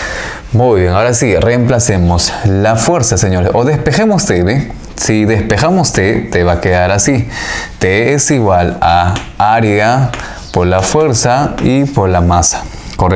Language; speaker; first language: Spanish; native; Spanish